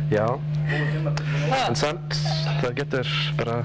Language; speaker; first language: Icelandic; non-native, learner; English